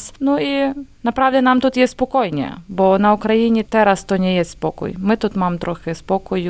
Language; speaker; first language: Polish; non-native, learner; Ukrainian